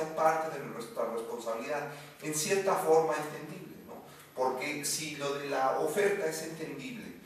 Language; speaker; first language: Spanish; native; Spanish